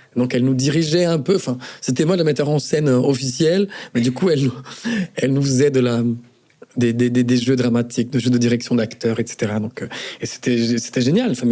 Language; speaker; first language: French; non-native, fluent; Portuguese